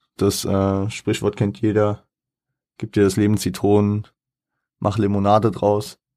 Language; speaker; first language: German; native; German